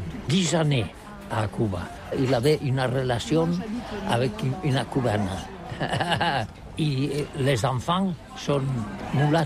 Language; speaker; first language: French; non-native, learner; Catalan